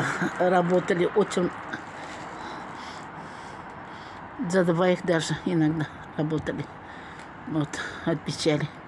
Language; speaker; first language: Russian; non-native, local second language; Tatar